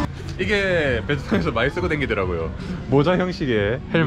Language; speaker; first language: Korean; native; Korean